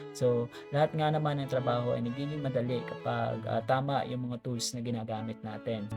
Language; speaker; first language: Filipino; native; Filipino